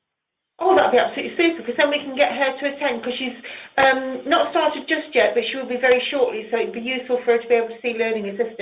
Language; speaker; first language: English; native; English